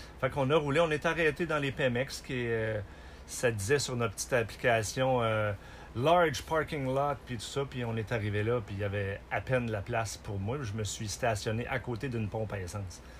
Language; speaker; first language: French; native; French